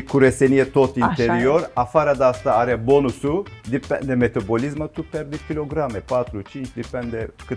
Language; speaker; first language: Romanian; non-native, learner; Turkish